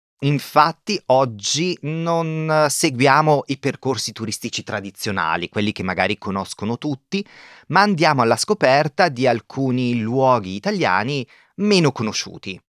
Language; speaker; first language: Italian; native; Italian